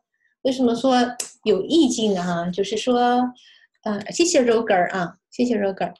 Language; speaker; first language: Chinese; native; Chinese